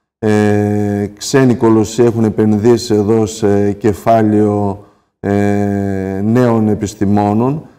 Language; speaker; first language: Greek; native; Greek